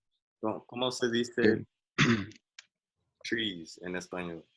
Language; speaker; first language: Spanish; non-native, learner; English